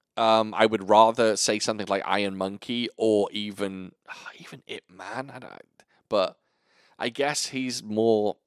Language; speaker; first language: English; native; English